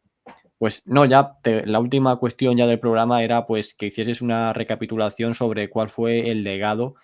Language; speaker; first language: Spanish; native; Spanish